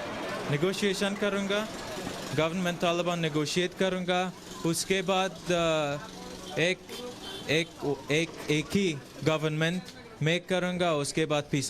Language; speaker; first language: Hindi; non-native, learner; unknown